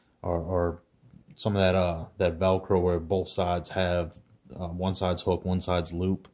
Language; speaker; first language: English; native; English